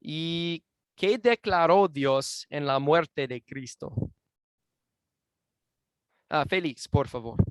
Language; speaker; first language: Spanish; non-native, fluent; English